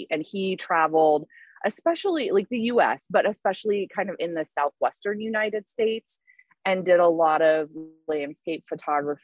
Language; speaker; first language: English; native; English